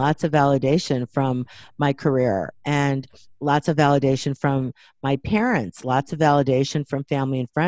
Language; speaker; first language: English; native; English